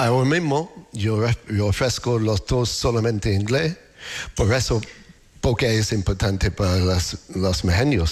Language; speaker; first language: Spanish; non-native, learner; English